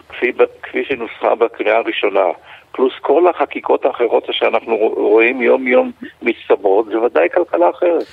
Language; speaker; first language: Hebrew; native; Hebrew